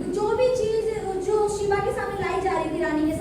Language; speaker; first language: Hindi; native; Hindi